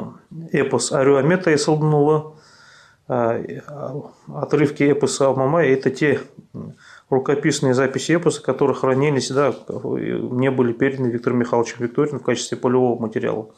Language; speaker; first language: Russian; native; Russian